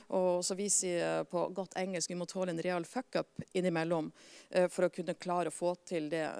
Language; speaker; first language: Norwegian; native; Norwegian